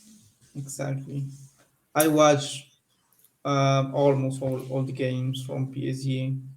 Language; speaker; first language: English; non-native, learner; Spanish